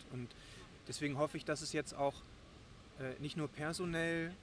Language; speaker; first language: German; native; German